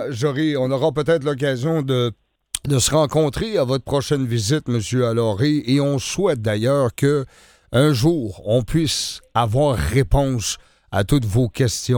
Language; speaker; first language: French; native; French